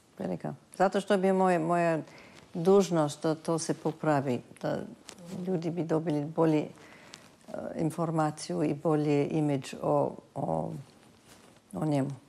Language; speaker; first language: Serbian; early bilingual, heritage; Serbian